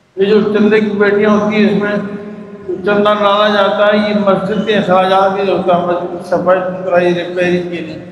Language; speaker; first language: Urdu; non-native, local second language; Pashto